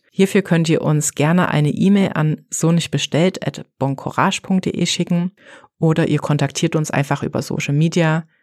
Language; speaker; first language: German; native; German